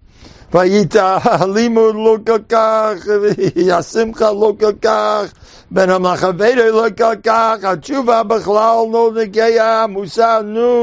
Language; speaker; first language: Hebrew; non-native, fluent; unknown